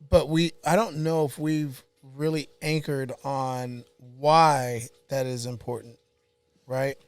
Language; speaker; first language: English; native; English